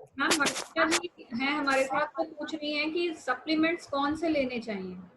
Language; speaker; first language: Hindi; native; Hindi